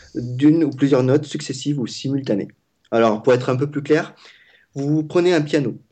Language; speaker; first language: French; non-native, fluent; Vietnamese